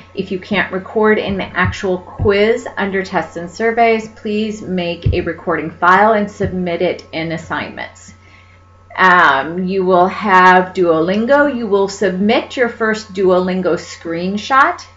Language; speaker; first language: English; native; English